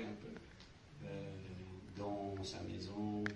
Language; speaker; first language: French; non-native, fluent; English